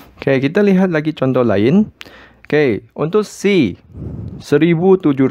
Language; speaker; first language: Malay; non-native, local second language; Chinese